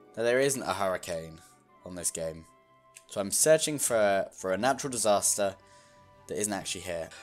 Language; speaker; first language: English; native; English